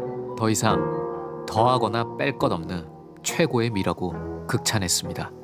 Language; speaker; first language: Korean; native; Korean